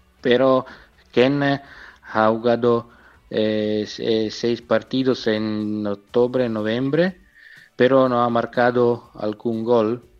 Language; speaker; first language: Spanish; non-native, fluent; Italian